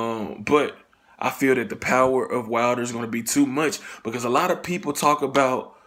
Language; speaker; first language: English; native; English